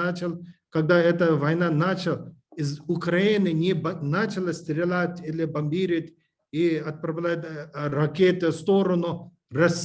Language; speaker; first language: Russian; non-native, learner; English